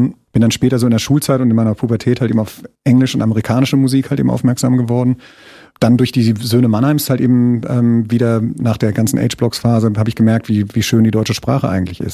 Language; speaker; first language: German; native; German